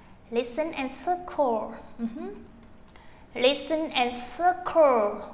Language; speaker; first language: English; non-native, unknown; Vietnamese